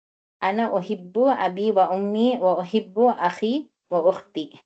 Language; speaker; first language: Arabic; non-native, learner; Tamil